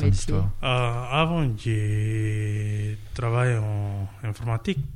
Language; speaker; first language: French; non-native, learner; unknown